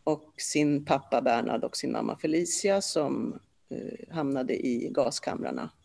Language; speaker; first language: Swedish; early bilingual, other home language; Polish